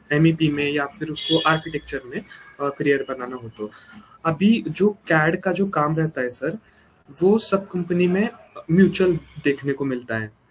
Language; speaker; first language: Hindi; non-native, local second language; Marathi